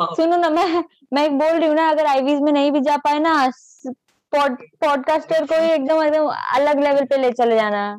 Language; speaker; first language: Hindi; native; Hindi